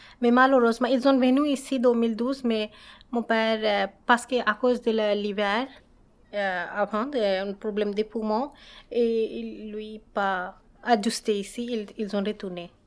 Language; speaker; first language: French; non-native, learner; Bangla